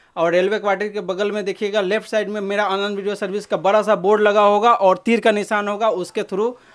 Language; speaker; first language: Hindi; native; Hindi